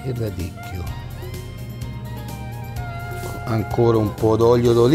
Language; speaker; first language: Italian; early bilingual, heritage; Italian